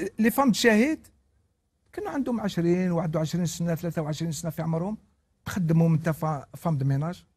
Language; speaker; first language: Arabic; non-native, local second language; Kabyle